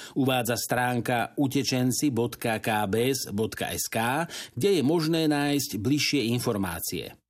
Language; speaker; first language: Slovak; native; Slovak